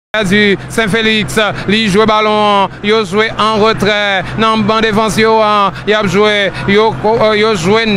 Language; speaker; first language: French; non-native, local second language; Haitian Creole